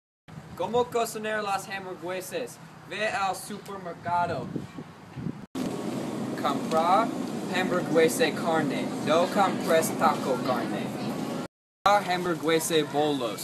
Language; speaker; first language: Spanish; non-native, learner; English